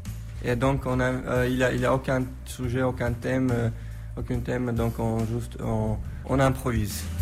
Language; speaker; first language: French; non-native, fluent; Slovenian